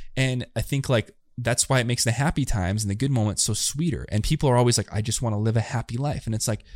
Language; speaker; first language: English; native; English